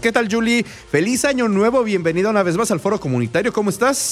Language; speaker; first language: Spanish; native; Spanish